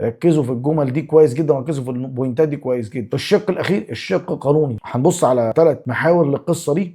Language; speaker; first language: Arabic; native; Arabic